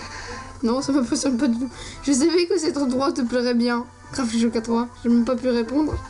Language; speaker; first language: French; native; French